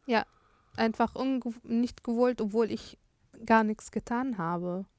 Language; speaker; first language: German; non-native, fluent; Arabic